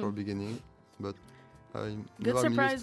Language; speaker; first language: English; non-native, learner; French